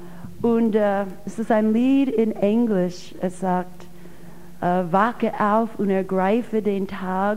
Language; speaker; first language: German; non-native, fluent; English